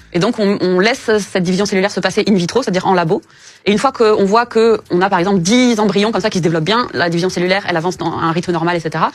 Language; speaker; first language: French; native; French